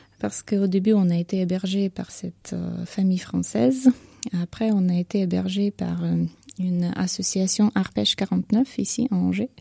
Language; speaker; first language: French; non-native, fluent; Ukrainian